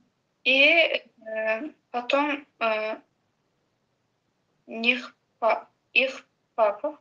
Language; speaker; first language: Russian; non-native, learner; Azerbaijani